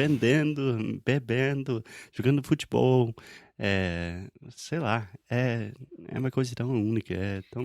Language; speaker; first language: Portuguese; non-native, fluent; English